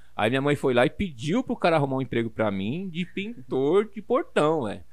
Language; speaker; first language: Portuguese; native; Portuguese